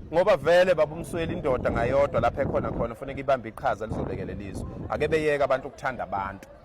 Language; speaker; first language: Zulu; native; Zulu